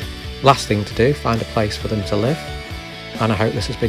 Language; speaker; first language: English; native; English